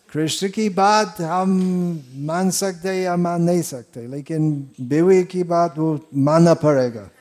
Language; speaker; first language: Hindi; non-native, fluent; English